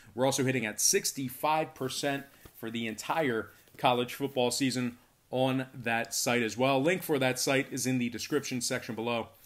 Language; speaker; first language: English; native; English